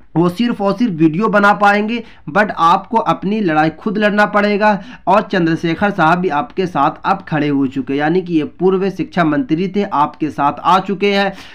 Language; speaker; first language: Hindi; native; Hindi